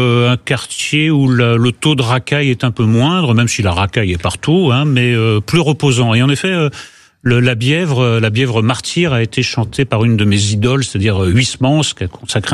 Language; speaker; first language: French; native; French